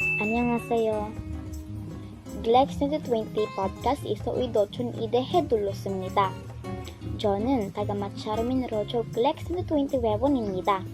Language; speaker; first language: Korean; non-native, learner; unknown